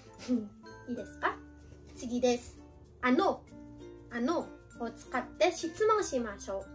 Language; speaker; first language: Japanese; non-native, fluent; Filipino